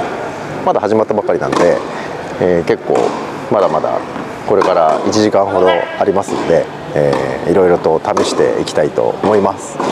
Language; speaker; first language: Japanese; native; Japanese